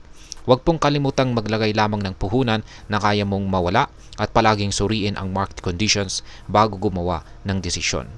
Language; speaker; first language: Filipino; native; Filipino